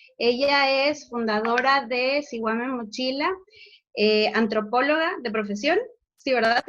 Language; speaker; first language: Spanish; native; Spanish